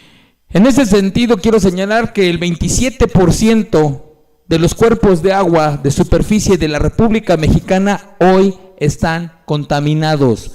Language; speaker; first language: Spanish; native; Spanish